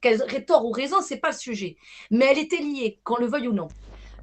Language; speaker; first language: French; native; French